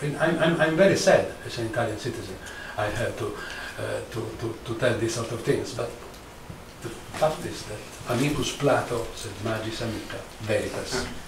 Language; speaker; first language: English; non-native, fluent; Italian